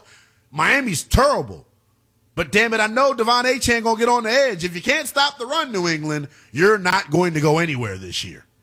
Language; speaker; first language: English; native; English